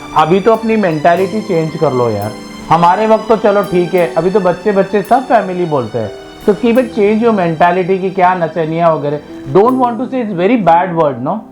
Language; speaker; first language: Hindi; non-native, local second language; Malayalam